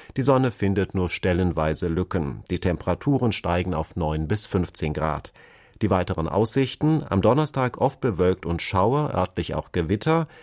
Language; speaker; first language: German; native; German